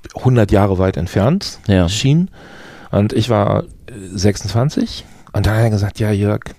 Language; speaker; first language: German; native; German